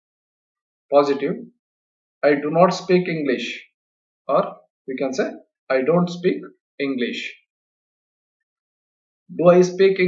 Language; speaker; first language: English; non-native, local second language; Kannada